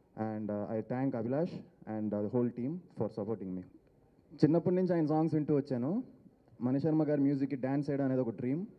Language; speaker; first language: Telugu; native; Telugu